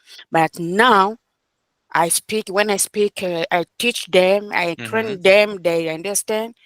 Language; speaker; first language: English; non-native, learner; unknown